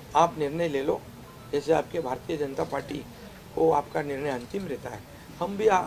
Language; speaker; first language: Hindi; non-native, local second language; Marathi